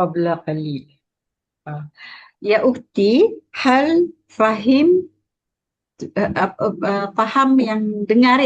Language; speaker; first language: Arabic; non-native, learner; Malay